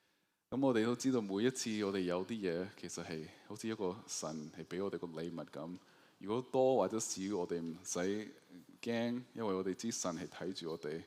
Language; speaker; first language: Cantonese; early bilingual, heritage; Cantonese